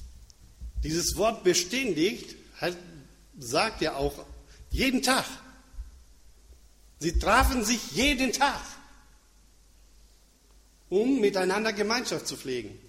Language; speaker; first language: German; non-native, fluent; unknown